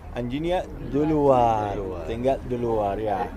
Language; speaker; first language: Indonesian; non-native, learner; Arabic